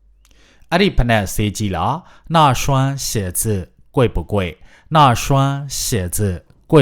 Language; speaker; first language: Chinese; non-native, fluent; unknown